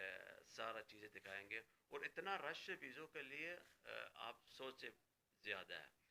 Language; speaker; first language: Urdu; non-native, fluent; Arabic